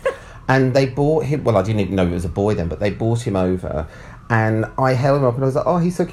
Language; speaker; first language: English; native; English